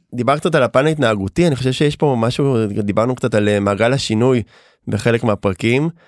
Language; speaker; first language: Hebrew; native; Hebrew